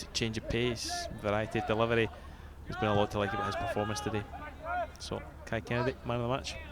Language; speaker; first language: English; native; English